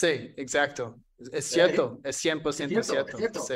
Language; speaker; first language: Spanish; non-native, fluent; English